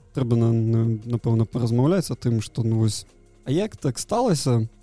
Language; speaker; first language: Belarusian; non-native, local second language; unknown